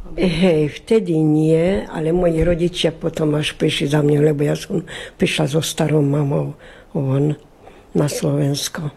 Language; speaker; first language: Slovak; native; Slovak